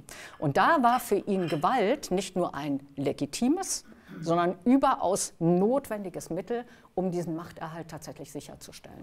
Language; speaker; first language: German; native; German